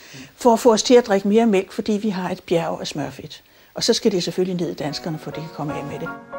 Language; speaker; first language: Danish; native; Danish